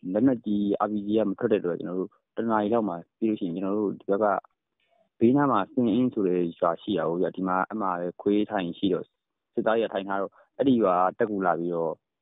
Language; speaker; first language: Burmese; native; Burmese